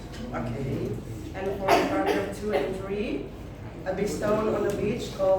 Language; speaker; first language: English; non-native, learner; Indonesian